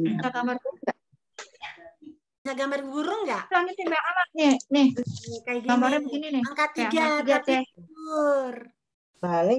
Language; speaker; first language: Indonesian; native; Indonesian